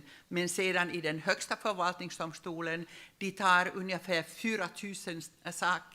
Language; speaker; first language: Swedish; non-native, local second language; Finnish